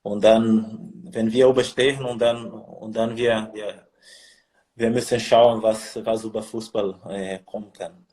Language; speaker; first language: German; non-native, learner; Portuguese